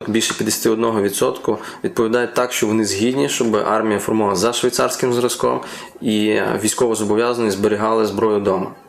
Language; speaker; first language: Ukrainian; native; Ukrainian